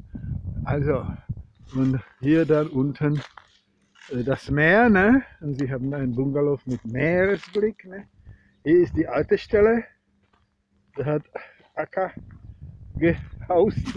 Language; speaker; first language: German; non-native, fluent; Czech